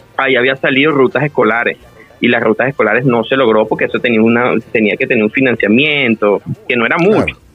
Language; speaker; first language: Spanish; native; Spanish